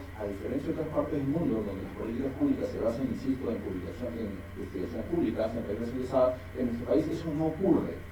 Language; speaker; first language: Spanish; native; Spanish